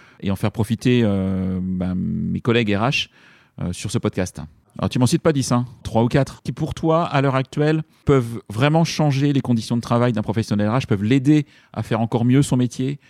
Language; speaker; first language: French; native; French